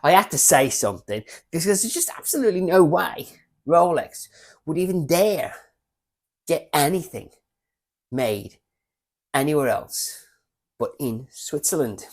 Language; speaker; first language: English; native; English